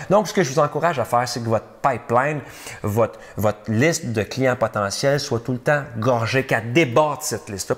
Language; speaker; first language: French; native; French